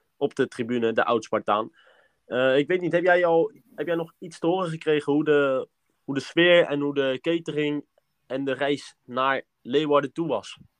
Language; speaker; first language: Dutch; native; Dutch